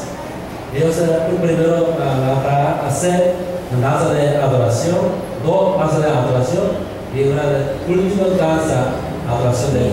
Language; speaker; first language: Spanish; non-native, learner; Korean